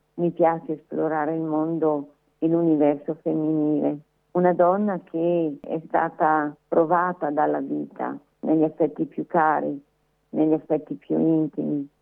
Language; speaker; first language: Italian; native; Italian